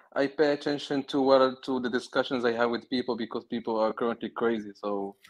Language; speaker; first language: English; non-native, fluent; Arabic